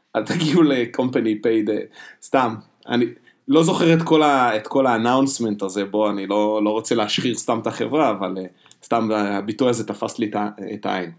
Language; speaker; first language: Hebrew; native; Hebrew